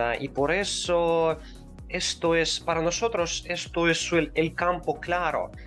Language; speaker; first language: Spanish; non-native, learner; Russian